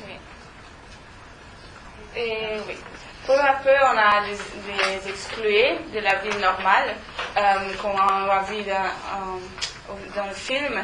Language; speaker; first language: French; non-native, learner; German